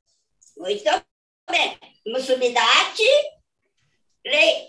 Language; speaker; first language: Portuguese; non-native, fluent; Japanese